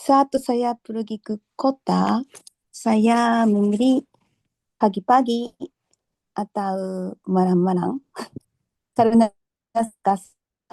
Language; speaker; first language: Indonesian; non-native, learner; Japanese